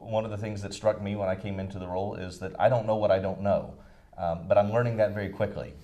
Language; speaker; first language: English; native; English